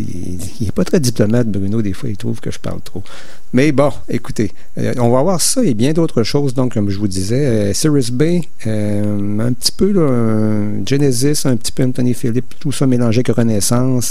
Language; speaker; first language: French; native; French